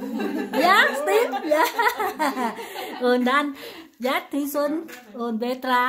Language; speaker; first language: German; non-native, learner; Vietnamese